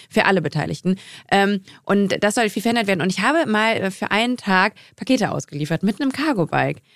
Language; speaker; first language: German; native; German